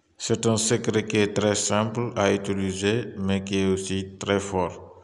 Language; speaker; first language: French; non-native, local second language; Wolof